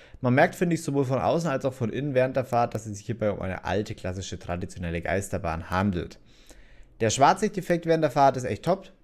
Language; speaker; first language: German; native; German